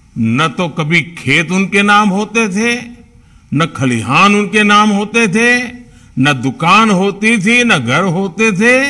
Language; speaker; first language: Hindi; non-native, local second language; Gujarati